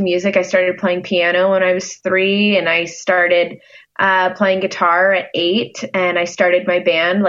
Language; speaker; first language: English; native; English